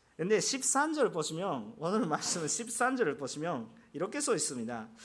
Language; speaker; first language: Korean; non-native, fluent; Japanese